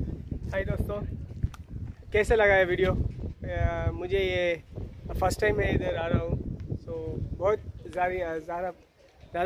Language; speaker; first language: Hindi; non-native, learner; Tamil